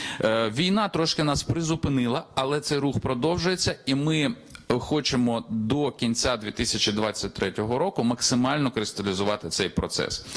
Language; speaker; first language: Ukrainian; native; Ukrainian